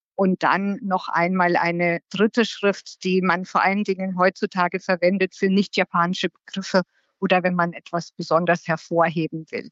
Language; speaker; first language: German; native; German